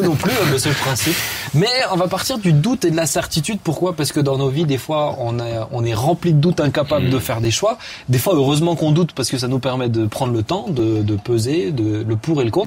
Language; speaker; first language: French; native; French